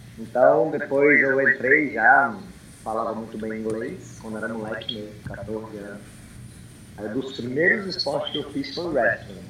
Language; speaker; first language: Portuguese; early bilingual, heritage; Portuguese